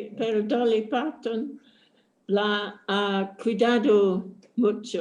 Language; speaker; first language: Spanish; non-native, fluent; English